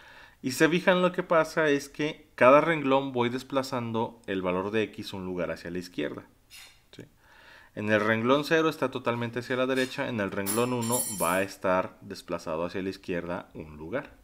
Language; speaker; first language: Spanish; native; Spanish